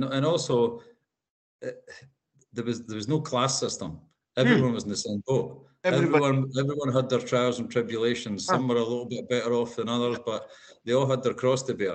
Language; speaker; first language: English; native; English